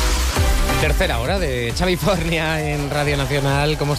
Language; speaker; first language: Spanish; native; Spanish